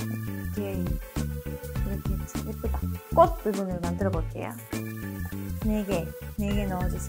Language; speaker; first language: Korean; non-native, fluent; Japanese